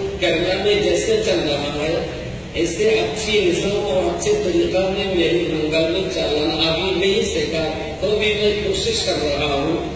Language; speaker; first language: Urdu; non-native, local second language; Bangla